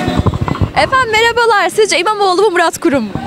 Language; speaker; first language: Turkish; native; Turkish